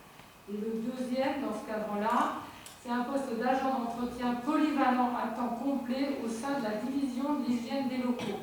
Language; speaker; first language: French; native; French